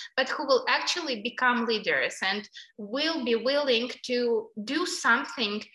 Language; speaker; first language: English; non-native, fluent; Ukrainian